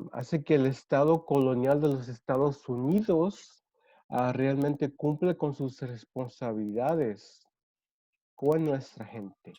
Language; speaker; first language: Spanish; early bilingual, other home language; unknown